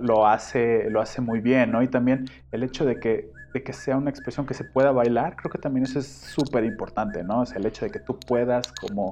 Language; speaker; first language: Spanish; native; Spanish